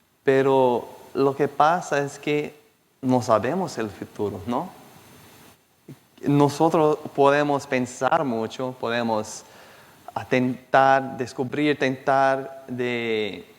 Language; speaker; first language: Spanish; non-native, fluent; Portuguese